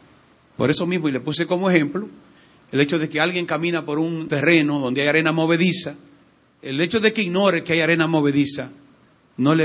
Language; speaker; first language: Spanish; native; Spanish